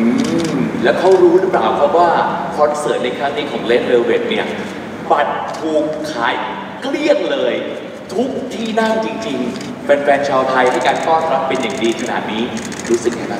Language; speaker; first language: Thai; native; Thai